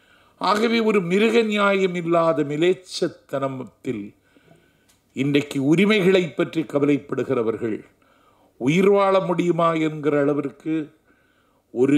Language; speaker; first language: Tamil; native; Tamil